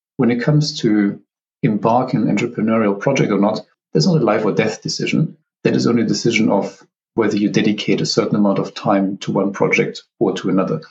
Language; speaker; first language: English; non-native, fluent; German